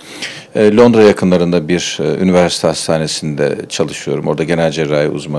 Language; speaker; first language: Turkish; native; Turkish